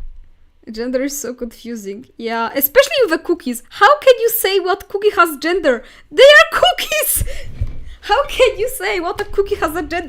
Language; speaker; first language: English; non-native, fluent; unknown